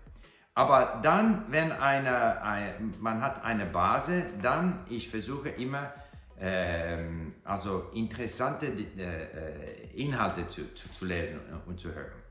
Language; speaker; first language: German; non-native, learner; English